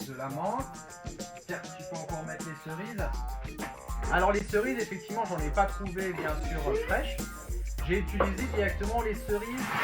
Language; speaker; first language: French; native; French